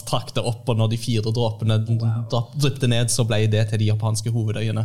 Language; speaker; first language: Norwegian; native; Norwegian